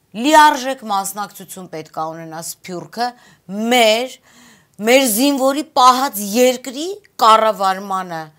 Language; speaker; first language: Armenian; native; Armenian